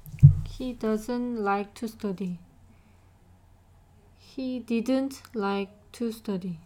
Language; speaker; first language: English; non-native, learner; Korean